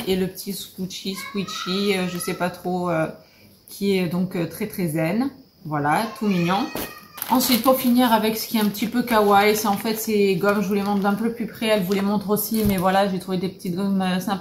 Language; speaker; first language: French; native; French